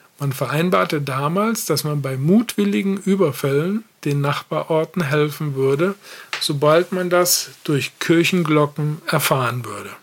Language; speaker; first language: German; native; German